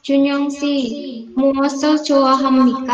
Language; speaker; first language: Korean; non-native, learner; Indonesian